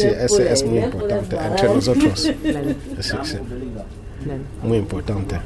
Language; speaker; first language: Spanish; non-native, fluent; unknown